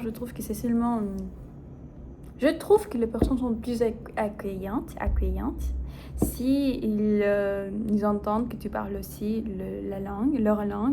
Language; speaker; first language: French; non-native, fluent; Spanish